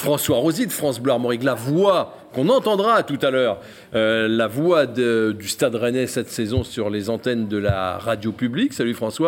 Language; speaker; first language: French; native; French